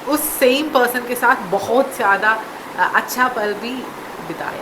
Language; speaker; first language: Hindi; non-native, local second language; Malayalam